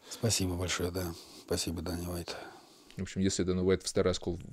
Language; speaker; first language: Russian; native; Russian